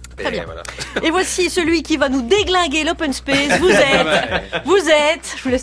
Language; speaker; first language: French; native; French